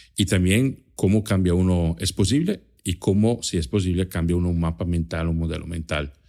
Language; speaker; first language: Spanish; non-native, fluent; German